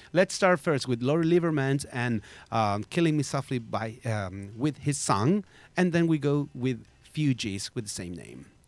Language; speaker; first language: English; non-native, fluent; Spanish